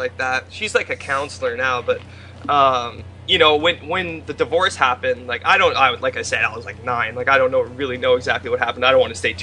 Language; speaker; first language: English; native; English